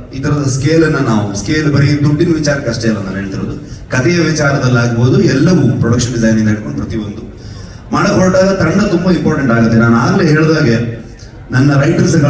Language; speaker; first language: Kannada; native; Kannada